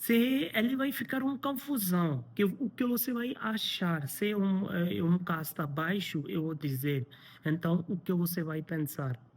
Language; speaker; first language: Portuguese; non-native, learner; Hindi